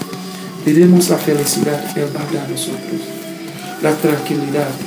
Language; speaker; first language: Spanish; non-native, learner; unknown